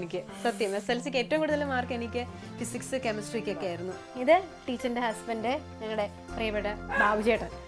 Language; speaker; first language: Malayalam; native; Malayalam